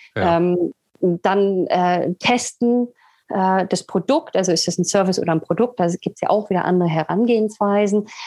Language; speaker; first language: German; native; German